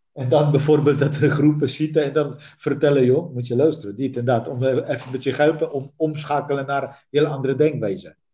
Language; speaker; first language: Dutch; non-native, fluent; Polish